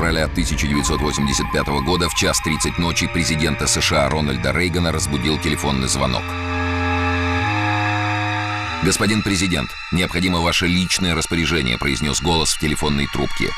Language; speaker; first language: Russian; native; Russian